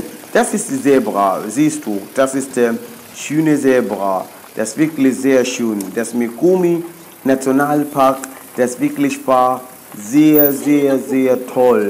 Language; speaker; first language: German; non-native, learner; Swahili